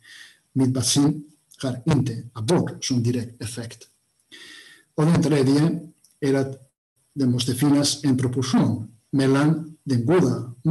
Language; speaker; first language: Swedish; non-native, fluent; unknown